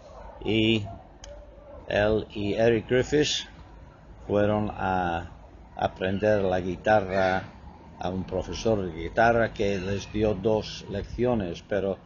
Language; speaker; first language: Spanish; non-native, fluent; English